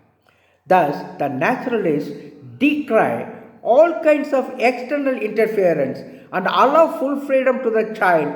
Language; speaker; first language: English; non-native, local second language; Tamil